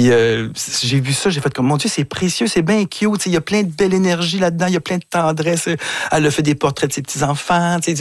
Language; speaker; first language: French; native; French